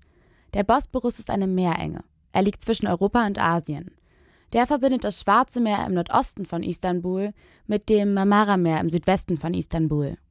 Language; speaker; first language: German; native; German